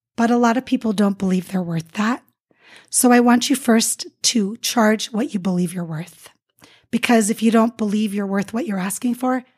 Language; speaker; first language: English; early bilingual, other home language; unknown